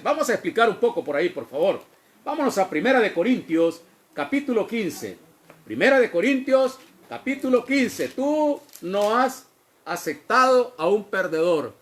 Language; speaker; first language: Spanish; native; Spanish